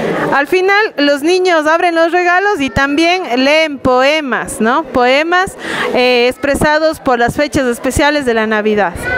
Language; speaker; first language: Spanish; native; Spanish